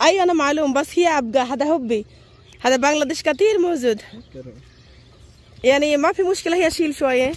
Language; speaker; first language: Arabic; non-native, learner; Bangla